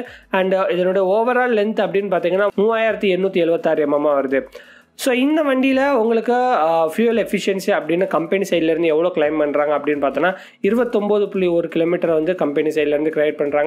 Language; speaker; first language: Tamil; native; Tamil